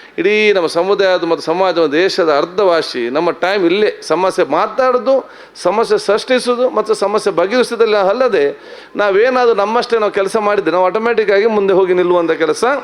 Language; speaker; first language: Kannada; non-native, local second language; Malayalam